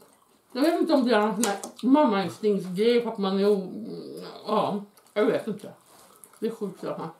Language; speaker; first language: Swedish; native; Swedish